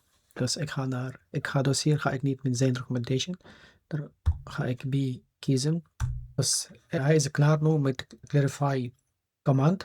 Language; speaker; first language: Dutch; non-native, fluent; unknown